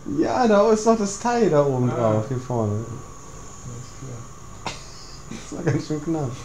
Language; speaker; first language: German; native; German